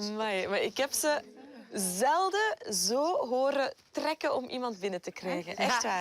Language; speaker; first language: Dutch; native; Dutch